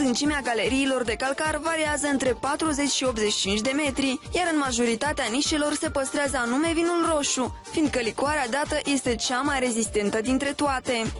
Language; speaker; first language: Romanian; native; Romanian